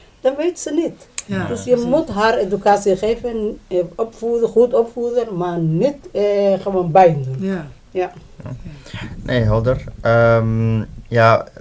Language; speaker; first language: Dutch; non-native, learner; Somali